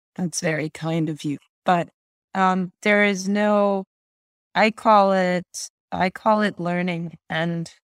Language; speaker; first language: English; non-native, fluent; Swedish